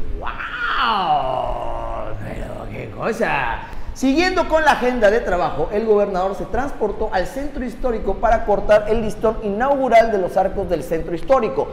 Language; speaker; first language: Spanish; native; Spanish